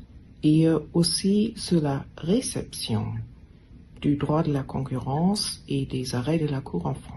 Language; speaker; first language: French; non-native, fluent; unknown